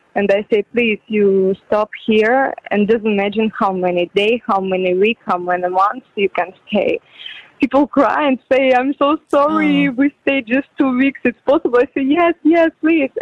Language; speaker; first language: English; non-native, learner; Ukrainian